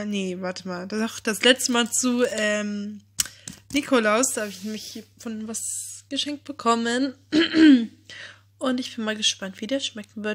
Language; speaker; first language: German; native; German